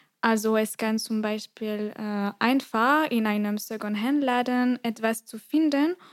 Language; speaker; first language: German; non-native, fluent; French